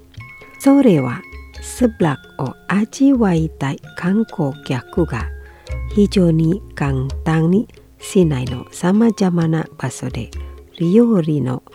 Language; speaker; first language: Japanese; non-native, fluent; Indonesian